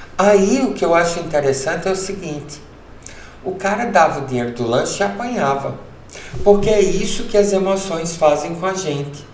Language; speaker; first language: Portuguese; early bilingual, heritage; Portuguese